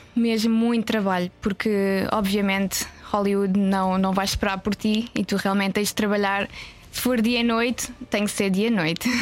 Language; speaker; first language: Portuguese; native; Portuguese